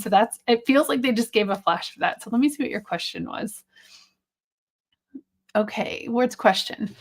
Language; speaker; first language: English; native; English